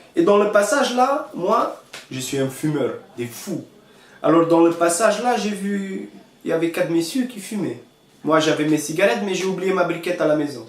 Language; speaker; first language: French; non-native, fluent; Romanian